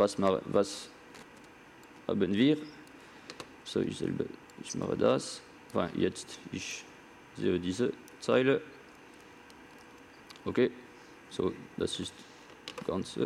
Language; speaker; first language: German; non-native, learner; French